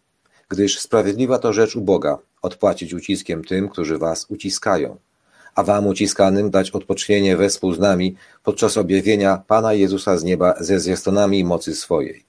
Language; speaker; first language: Polish; native; Polish